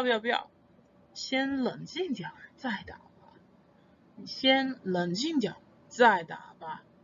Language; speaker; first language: Chinese; non-native, fluent; English